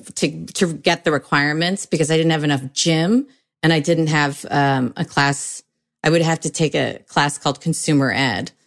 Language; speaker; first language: English; native; English